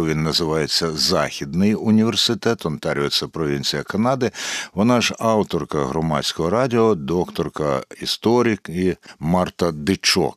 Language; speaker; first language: Ukrainian; native; Ukrainian